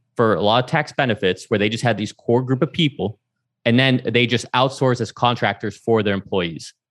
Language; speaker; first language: English; native; English